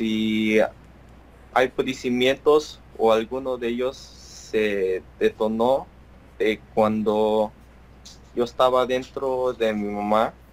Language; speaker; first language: Spanish; early bilingual, heritage; Spanish